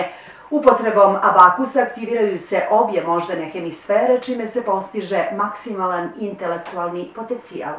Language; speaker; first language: Croatian; native; Croatian